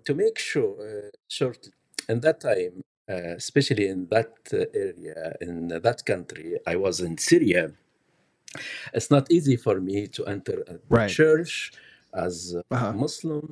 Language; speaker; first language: English; non-native, learner; Arabic